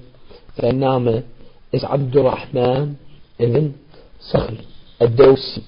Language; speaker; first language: German; non-native, fluent; Arabic